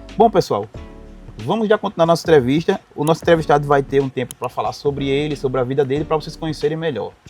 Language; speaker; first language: Portuguese; native; Portuguese